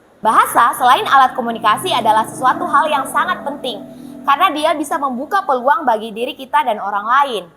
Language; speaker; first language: Indonesian; native; Indonesian